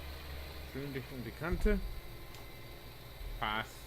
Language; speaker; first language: German; native; German